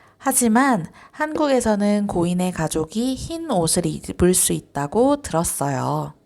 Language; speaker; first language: Korean; non-native, fluent; Spanish